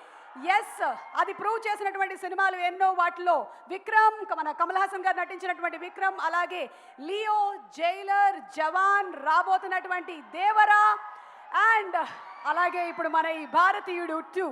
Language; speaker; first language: Telugu; native; Telugu